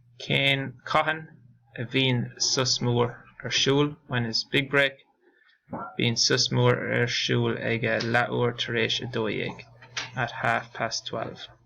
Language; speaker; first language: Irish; non-native, local second language; English